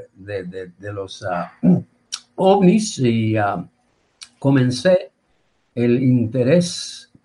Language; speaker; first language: Spanish; non-native, fluent; Japanese